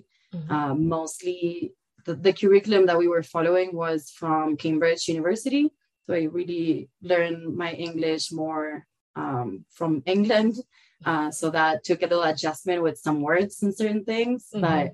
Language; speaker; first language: English; non-native, fluent; Spanish